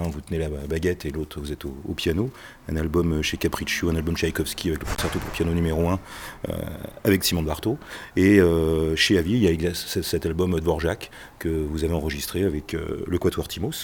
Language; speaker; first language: French; native; French